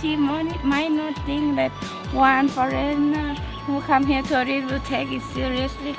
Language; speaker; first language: English; non-native, learner; Thai